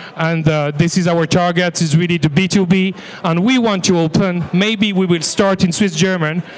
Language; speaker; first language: English; non-native, fluent; French